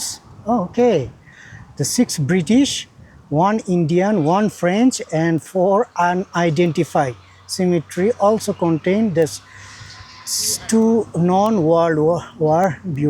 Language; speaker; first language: English; non-native, fluent; Bangla